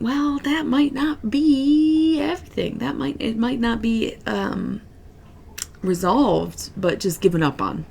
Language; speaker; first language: English; native; English